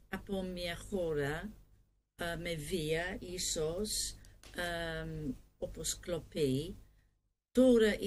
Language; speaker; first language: Greek; non-native, learner; English